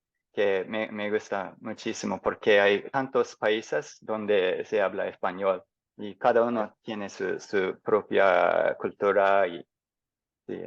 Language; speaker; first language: Spanish; non-native, fluent; English